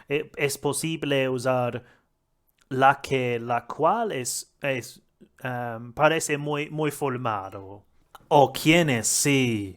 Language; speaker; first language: Spanish; non-native, learner; English